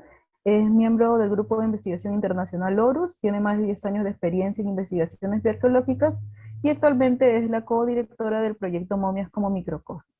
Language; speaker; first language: Spanish; native; Spanish